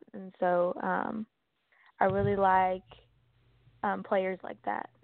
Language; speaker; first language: English; native; English